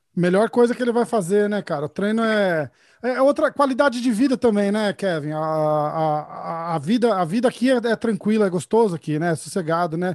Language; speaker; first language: Portuguese; native; Portuguese